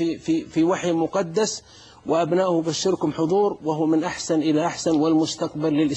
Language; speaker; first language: Arabic; native; Arabic